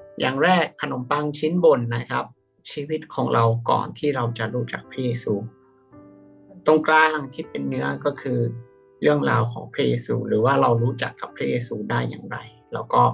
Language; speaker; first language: Thai; native; Thai